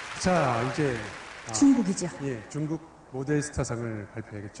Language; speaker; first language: Korean; native; Korean